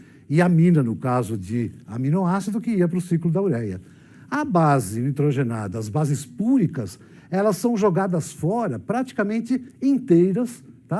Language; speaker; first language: Portuguese; native; Portuguese